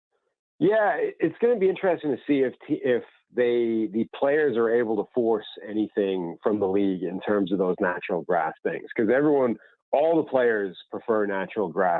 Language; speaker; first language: English; native; English